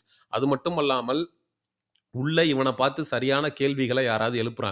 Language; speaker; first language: Tamil; native; Tamil